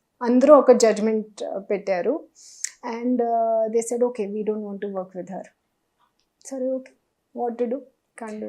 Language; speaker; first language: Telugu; non-native, fluent; Hindi